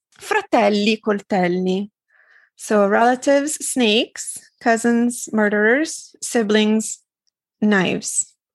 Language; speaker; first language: English; non-native, fluent; Italian